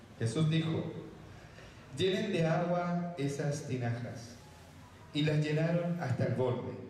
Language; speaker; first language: Spanish; native; Spanish